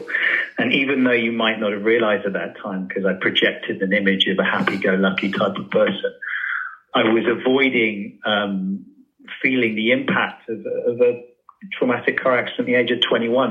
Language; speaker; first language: English; native; English